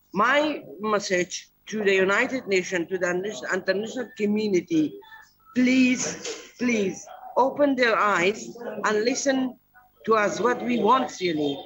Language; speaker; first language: English; non-native, learner; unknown